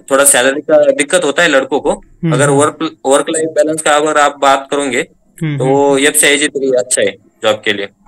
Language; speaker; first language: Hindi; non-native, local second language; Marathi